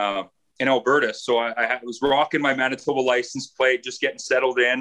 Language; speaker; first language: English; native; English